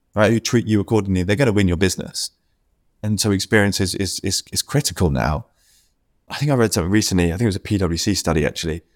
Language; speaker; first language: English; native; English